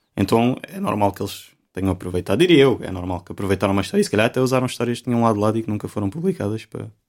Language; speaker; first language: Portuguese; native; Portuguese